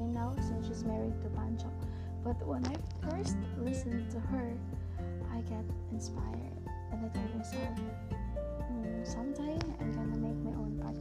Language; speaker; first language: English; non-native, local second language; Masbatenyo